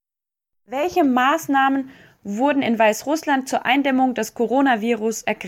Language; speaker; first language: German; native; German